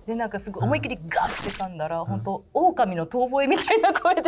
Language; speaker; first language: Japanese; native; Japanese